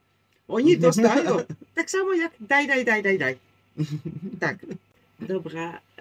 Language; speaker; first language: Polish; non-native, learner; Dutch